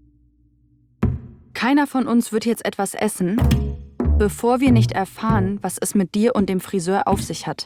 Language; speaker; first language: German; native; German